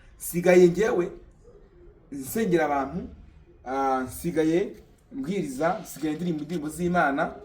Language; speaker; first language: Kinyarwanda; early bilingual, heritage; Kinyarwanda